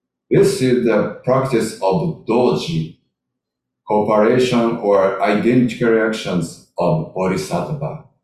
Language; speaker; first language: English; non-native, learner; Japanese